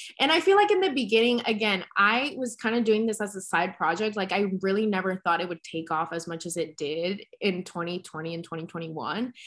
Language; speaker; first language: English; early bilingual, other home language; Spanish